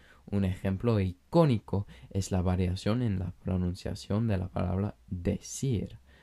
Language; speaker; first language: Spanish; non-native, fluent; English